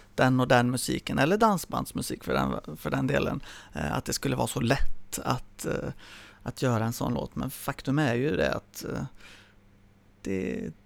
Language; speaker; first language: Swedish; early bilingual, other home language; Spanish